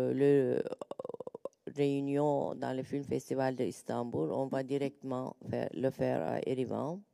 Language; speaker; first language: French; non-native, learner; Turkish